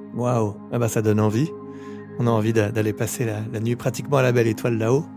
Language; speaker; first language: French; native; French